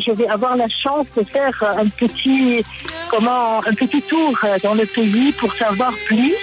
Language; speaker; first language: French; non-native, local second language; Arabic